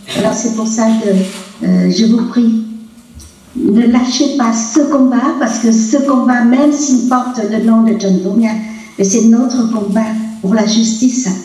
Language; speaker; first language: French; non-native, local second language; Vietnamese